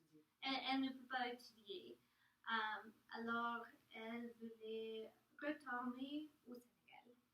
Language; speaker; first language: French; non-native, learner; English